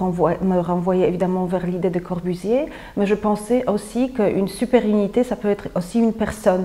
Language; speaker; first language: French; non-native, fluent; Polish